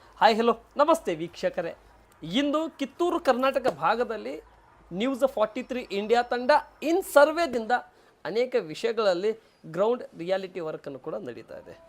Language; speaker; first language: Kannada; native; Kannada